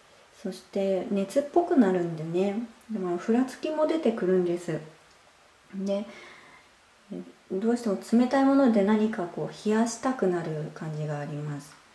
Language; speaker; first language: Japanese; native; Japanese